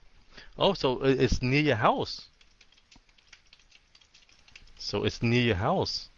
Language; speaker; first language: English; early bilingual, heritage; Vietnamese